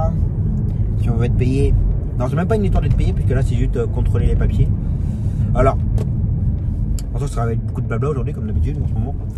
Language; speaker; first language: French; native; French